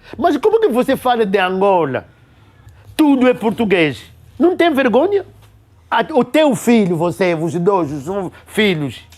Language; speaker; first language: Portuguese; non-native, local second language; Kongo